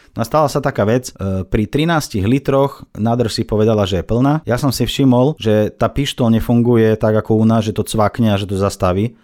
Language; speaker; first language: Slovak; non-native, fluent; Russian